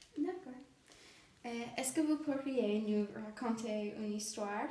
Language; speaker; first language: French; non-native, learner; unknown